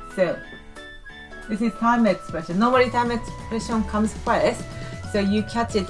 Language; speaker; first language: English; non-native, fluent; Japanese